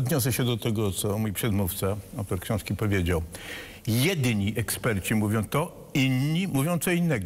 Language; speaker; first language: Polish; native; Polish